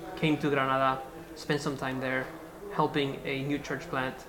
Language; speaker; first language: English; non-native, fluent; Spanish